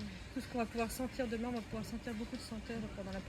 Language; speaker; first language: French; native; French